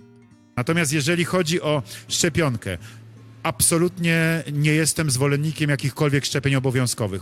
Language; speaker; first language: Polish; native; Polish